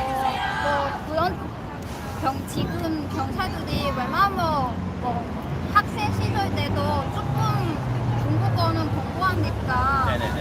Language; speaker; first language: Korean; non-native, learner; Cantonese